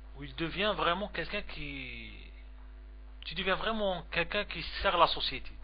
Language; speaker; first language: French; non-native, local second language; Arabic